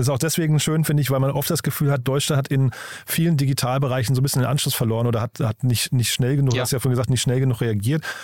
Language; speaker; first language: German; native; German